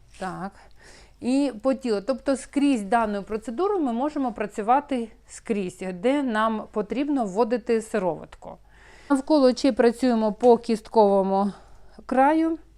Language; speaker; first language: Ukrainian; non-native, local second language; Russian